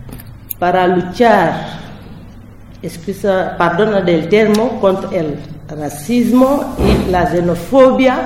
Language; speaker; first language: Spanish; non-native, learner; French